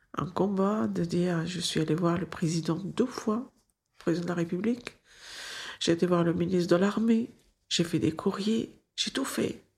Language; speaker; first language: French; non-native, local second language; Arabic